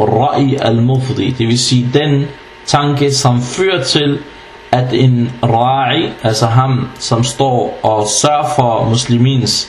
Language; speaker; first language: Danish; non-native, fluent; Arabic